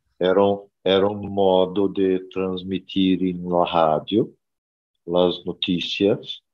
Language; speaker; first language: Italian; non-native, learner; Portuguese